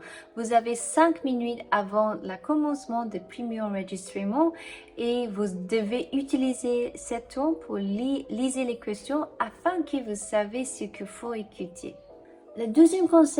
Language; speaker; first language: French; non-native, fluent; English